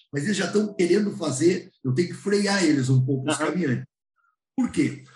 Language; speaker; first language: Portuguese; native; Portuguese